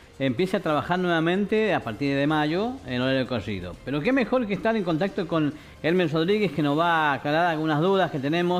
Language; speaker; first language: Spanish; native; Spanish